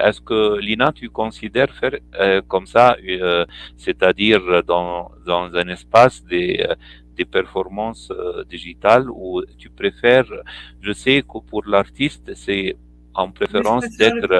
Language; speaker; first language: French; non-native, fluent; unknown